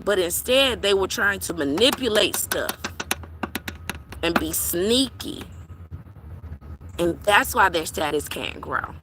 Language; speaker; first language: English; native; English